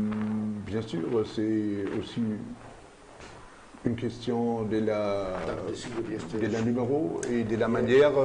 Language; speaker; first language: French; non-native, learner; German